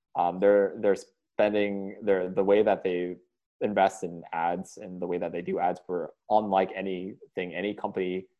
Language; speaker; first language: English; early bilingual, other home language; Indonesian